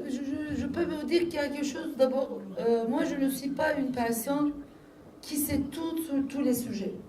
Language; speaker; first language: French; non-native, fluent; Turkish